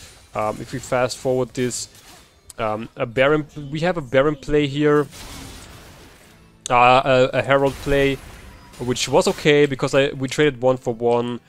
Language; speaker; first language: English; non-native, fluent; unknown